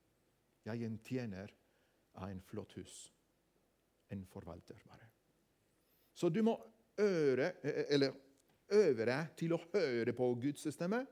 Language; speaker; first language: Norwegian; non-native, fluent; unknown